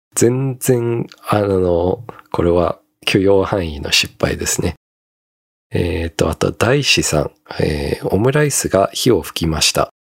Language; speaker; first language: Japanese; native; Japanese